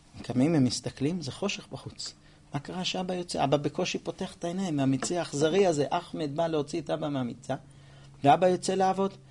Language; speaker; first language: Hebrew; non-native, fluent; English